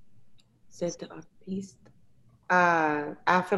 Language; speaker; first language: French; non-native, learner; English